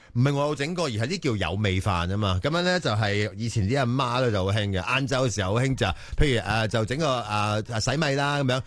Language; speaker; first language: Cantonese; native; Cantonese